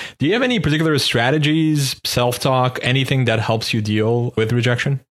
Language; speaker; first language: English; non-native, fluent; Turkish